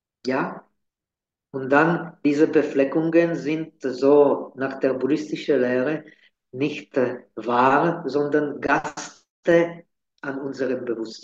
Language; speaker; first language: German; non-native, fluent; Czech